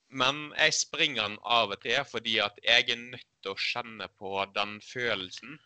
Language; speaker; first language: Norwegian; early bilingual, other home language; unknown